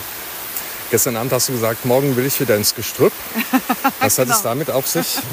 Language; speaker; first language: German; native; German